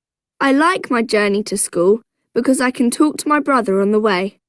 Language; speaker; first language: English; non-native, learner; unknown